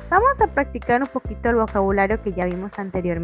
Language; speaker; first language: Spanish; native; Spanish